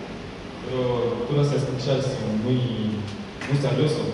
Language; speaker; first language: Spanish; non-native, learner; French